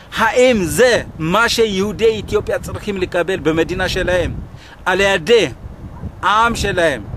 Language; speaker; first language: Hebrew; non-native, fluent; Amharic